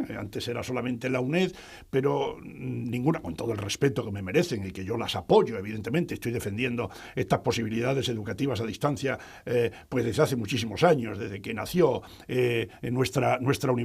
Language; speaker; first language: Spanish; native; Spanish